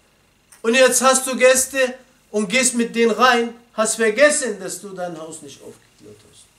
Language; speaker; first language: German; non-native, fluent; Arabic